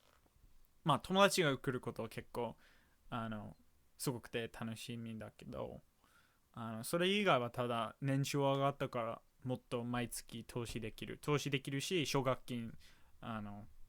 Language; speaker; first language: Japanese; non-native, fluent; English